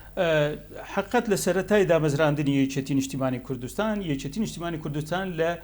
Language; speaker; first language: Central Kurdish; non-native, local second language; Kurdish